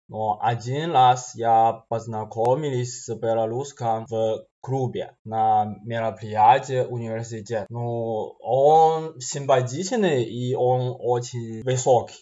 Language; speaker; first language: Russian; non-native, learner; Chinese